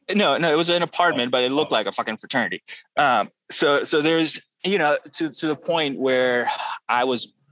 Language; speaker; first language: English; non-native, local second language; Urdu